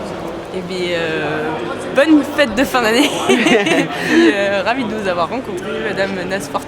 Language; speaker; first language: French; native; French